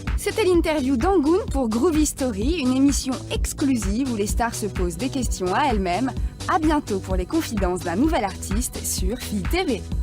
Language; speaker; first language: French; native; French